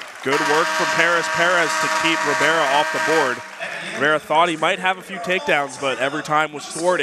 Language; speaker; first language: English; native; English